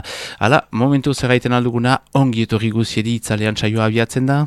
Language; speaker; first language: Basque; native; Basque